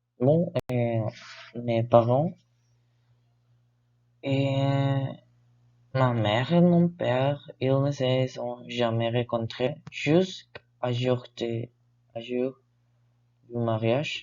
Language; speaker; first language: French; non-native, learner; Spanish